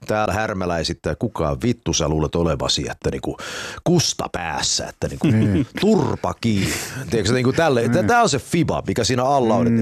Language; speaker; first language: Finnish; early bilingual, heritage; Finnish